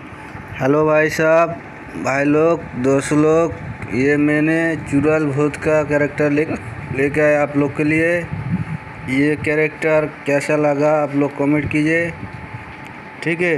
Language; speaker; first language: Hindi; non-native, local second language; Bangla